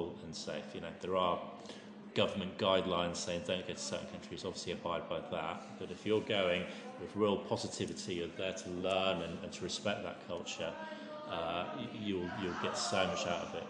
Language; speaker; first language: English; native; English